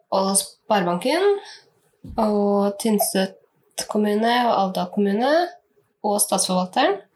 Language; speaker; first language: Norwegian; native; Norwegian